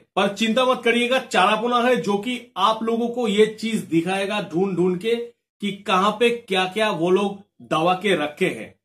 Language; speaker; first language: Hindi; non-native, local second language; Bangla